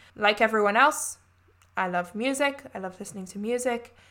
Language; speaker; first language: English; native; English